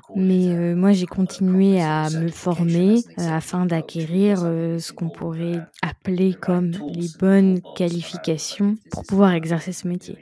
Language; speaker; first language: French; non-native, fluent; Swedish